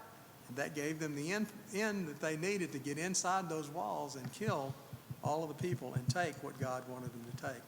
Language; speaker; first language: English; native; English